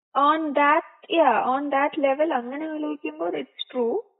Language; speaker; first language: English; non-native, local second language; Malayalam